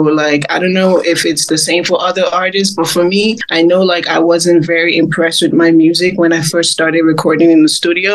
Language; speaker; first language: English; non-native, local second language; Igbo